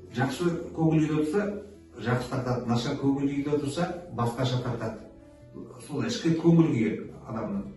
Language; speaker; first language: Kazakh; native; Kazakh